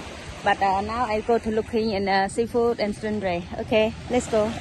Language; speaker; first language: English; non-native, learner; Khmer